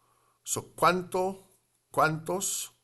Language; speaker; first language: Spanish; non-native, fluent; English